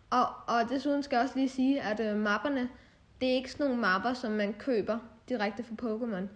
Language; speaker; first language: Danish; native; Danish